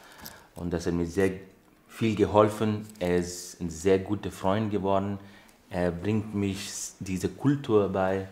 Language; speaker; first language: German; non-native, fluent; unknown